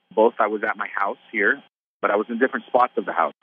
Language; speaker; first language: English; native; English